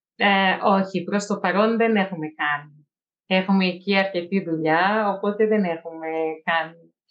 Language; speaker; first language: Greek; non-native, fluent; Portuguese